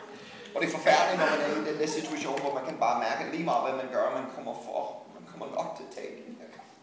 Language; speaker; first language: Danish; non-native, fluent; English